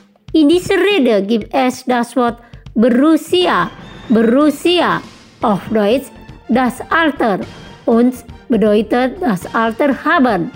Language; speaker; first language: German; non-native, fluent; Indonesian